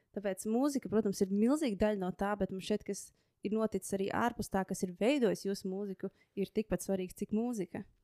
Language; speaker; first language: Latvian; native; Latvian